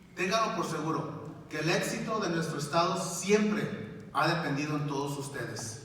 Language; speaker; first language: Spanish; early bilingual, heritage; Spanish